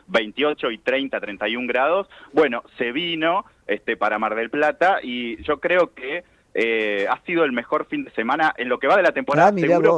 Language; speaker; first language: Spanish; native; Spanish